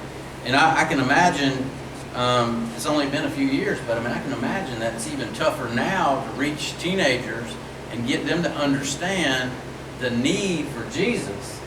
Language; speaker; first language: English; native; English